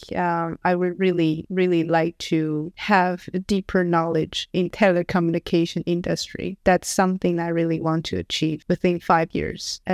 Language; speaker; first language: English; non-native, fluent; Chinese